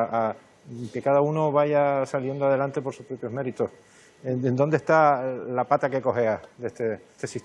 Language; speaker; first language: Spanish; native; Spanish